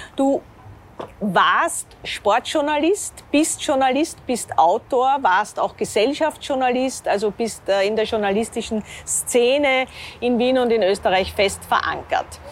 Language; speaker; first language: German; native; German